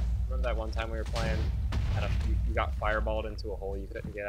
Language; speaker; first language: English; native; English